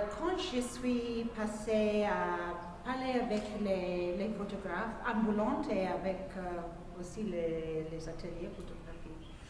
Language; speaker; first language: French; non-native, fluent; English